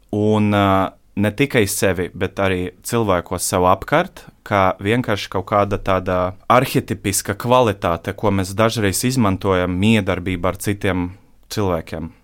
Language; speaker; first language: Latvian; non-native, local second language; Russian